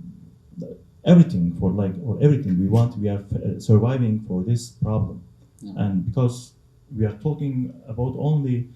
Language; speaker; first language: English; non-native, learner; Kurdish